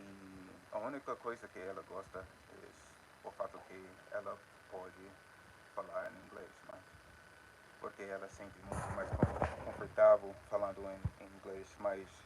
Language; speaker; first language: Portuguese; non-native, fluent; English